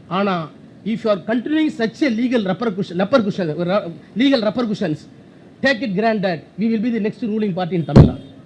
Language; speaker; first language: English; non-native, local second language; Tamil